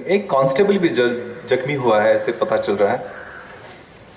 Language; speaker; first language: Hindi; non-native, local second language; Marathi